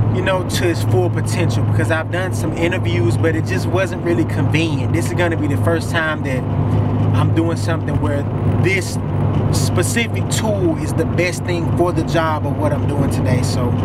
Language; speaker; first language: English; native; English